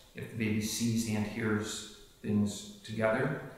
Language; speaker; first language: English; native; English